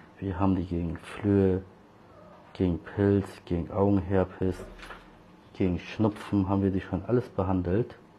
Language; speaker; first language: German; early bilingual, other home language; Turkish